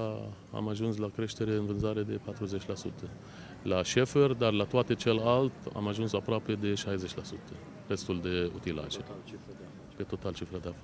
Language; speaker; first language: Romanian; non-native, fluent; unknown